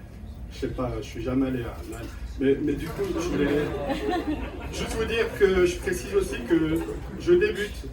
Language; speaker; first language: French; native; French